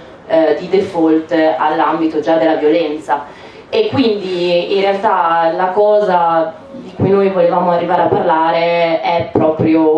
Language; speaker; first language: Italian; native; Italian